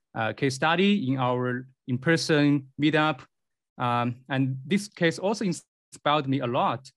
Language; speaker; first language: English; non-native, fluent; Chinese